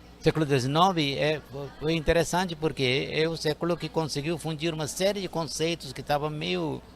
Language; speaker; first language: Portuguese; non-native, fluent; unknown